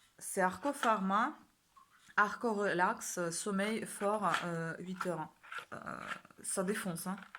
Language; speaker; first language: French; native; French